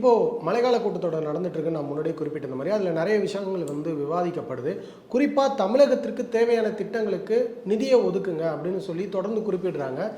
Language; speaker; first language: Tamil; native; Tamil